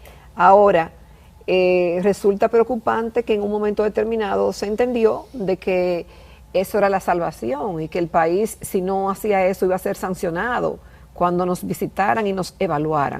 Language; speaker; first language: Spanish; native; Spanish